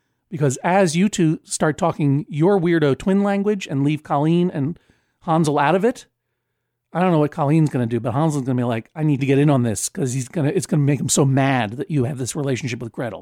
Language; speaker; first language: English; native; English